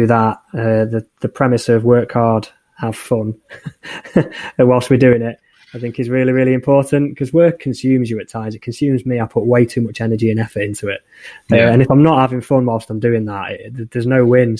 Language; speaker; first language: English; native; English